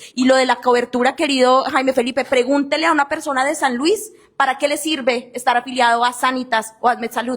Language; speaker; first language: Spanish; native; Spanish